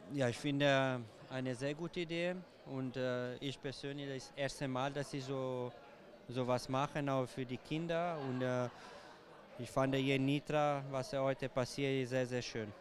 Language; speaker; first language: German; non-native, fluent; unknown